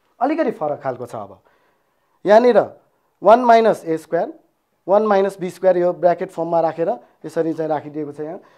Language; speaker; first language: Nepali; non-native, local second language; Newari